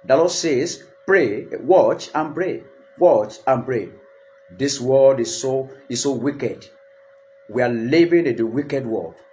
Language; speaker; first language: English; non-native, local second language; Yoruba